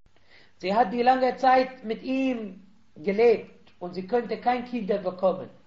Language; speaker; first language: German; non-native, fluent; Arabic